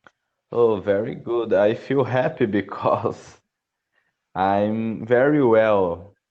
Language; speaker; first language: English; non-native, learner; Portuguese